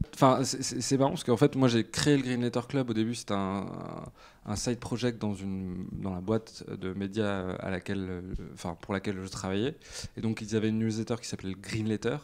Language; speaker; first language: French; native; French